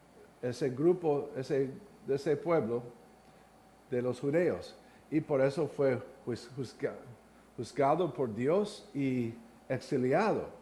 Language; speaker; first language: Spanish; non-native, learner; English